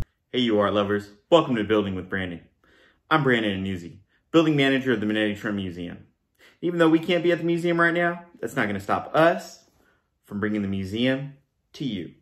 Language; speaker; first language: English; native; English